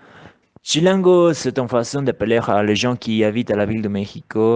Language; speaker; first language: French; non-native, learner; Spanish